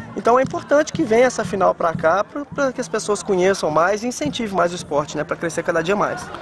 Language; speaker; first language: Portuguese; native; Portuguese